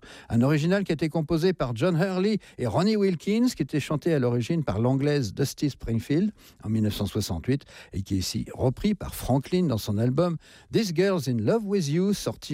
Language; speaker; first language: French; native; French